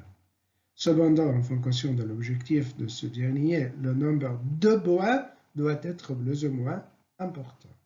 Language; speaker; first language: French; non-native, fluent; Arabic